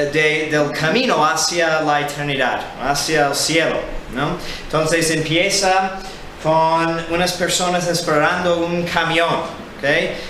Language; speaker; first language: Spanish; non-native, fluent; English